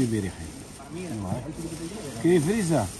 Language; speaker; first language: Spanish; non-native, learner; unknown